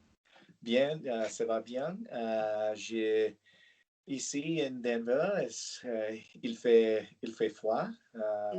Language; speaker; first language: French; non-native, learner; English